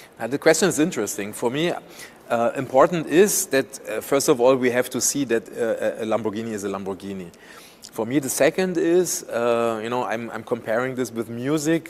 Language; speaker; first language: English; non-native, fluent; German